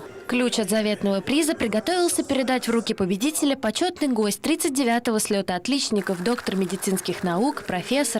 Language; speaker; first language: Russian; native; Russian